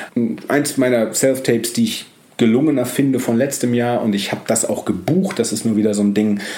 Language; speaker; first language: German; native; German